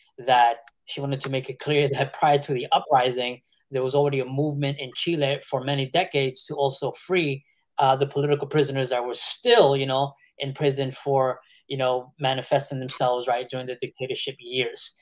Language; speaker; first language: English; early bilingual, other home language; Spanish